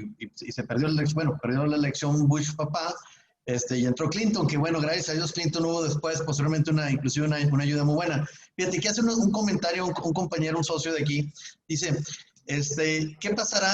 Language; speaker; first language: Spanish; native; Spanish